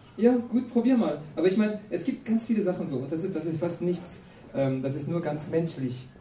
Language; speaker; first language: German; non-native, fluent; French